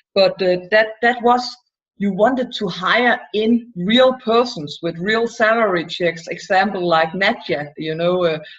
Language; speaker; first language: English; non-native, fluent; Danish